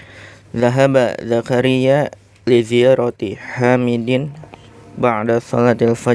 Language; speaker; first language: Arabic; non-native, learner; Indonesian